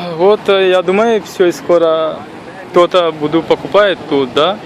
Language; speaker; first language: Russian; non-native, learner; Sinhala